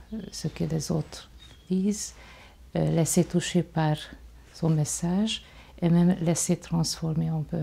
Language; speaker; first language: French; non-native, fluent; Hungarian